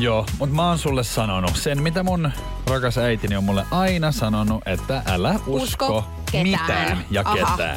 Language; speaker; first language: Finnish; native; Finnish